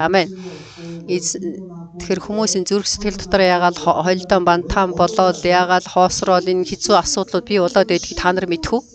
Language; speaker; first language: Mongolian; non-native, fluent; Korean